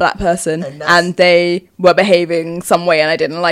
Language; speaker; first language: English; native; English